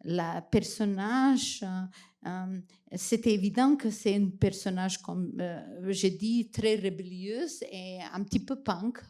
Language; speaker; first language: French; non-native, fluent; Macedonian